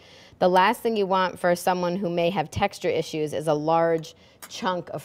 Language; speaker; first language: English; native; English